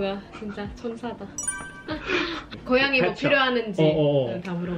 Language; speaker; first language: Korean; non-native, fluent; Indonesian